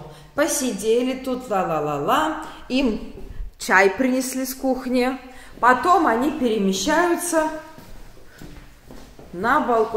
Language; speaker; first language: Russian; native; Russian